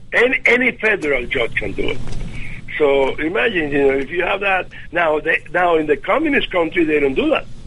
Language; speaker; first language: English; non-native, fluent; Spanish